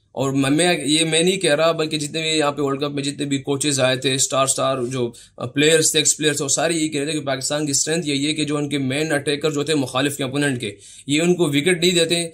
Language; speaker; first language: Urdu; non-native, local second language; Pashto